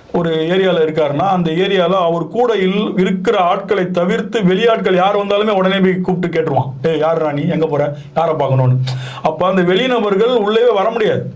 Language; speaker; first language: Tamil; native; Tamil